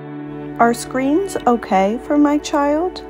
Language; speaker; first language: English; native; English